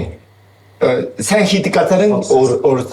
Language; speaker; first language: Mongolian; non-native, fluent; Korean